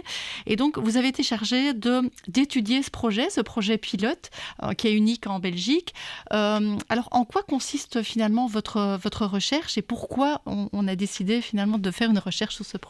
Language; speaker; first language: French; native; French